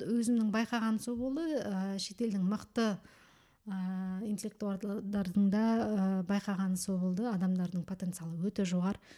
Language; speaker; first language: Kazakh; early bilingual, heritage; Kazakh